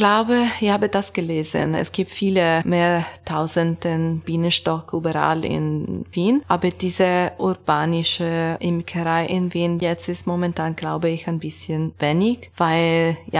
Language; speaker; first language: German; non-native, learner; Italian